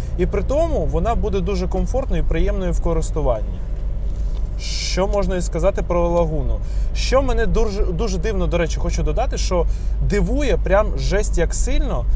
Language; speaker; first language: Ukrainian; non-native, local second language; Russian